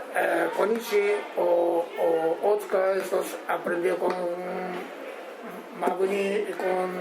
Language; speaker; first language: Spanish; non-native, learner; Japanese